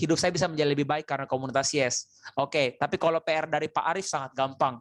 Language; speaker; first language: Indonesian; native; Indonesian